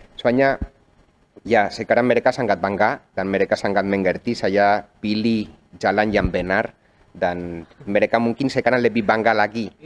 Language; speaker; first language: Indonesian; non-native, fluent; Spanish